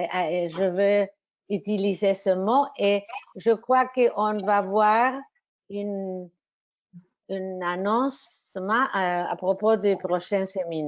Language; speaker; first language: French; non-native, fluent; Spanish